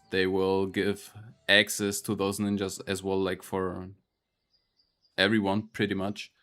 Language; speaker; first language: English; non-native, fluent; German